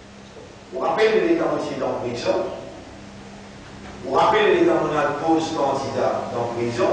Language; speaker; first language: French; non-native, local second language; Morisyen